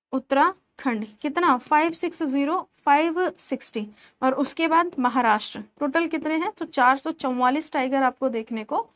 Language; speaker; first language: Hindi; native; Hindi